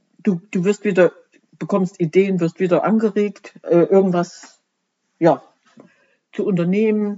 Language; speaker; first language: German; native; German